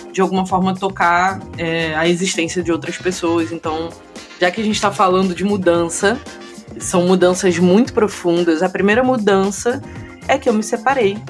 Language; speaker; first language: Portuguese; native; Portuguese